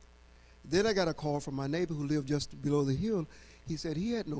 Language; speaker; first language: English; native; English